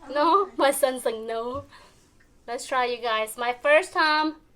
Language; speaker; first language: English; non-native, learner; Thai